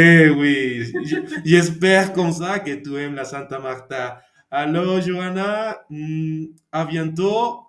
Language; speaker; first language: French; non-native, learner; Spanish